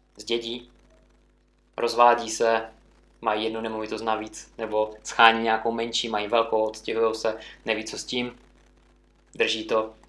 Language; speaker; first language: Czech; native; Czech